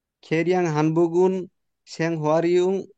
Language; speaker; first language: Korean; non-native, learner; Bangla